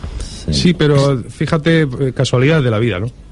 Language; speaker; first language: Spanish; native; Spanish